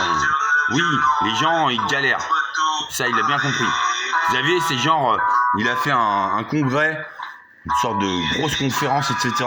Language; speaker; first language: French; native; French